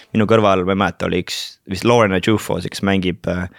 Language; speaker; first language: Estonian; native; Estonian